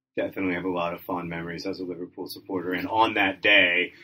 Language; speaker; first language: English; native; English